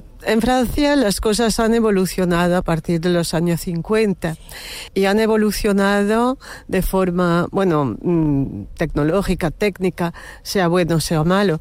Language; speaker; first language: Spanish; non-native, fluent; French